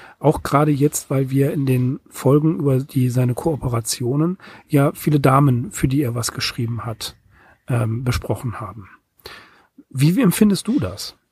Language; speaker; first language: German; native; German